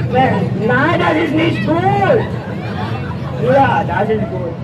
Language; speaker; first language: German; non-native, learner; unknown